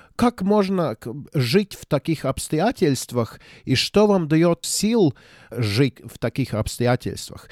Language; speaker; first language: Russian; non-native, local second language; Latvian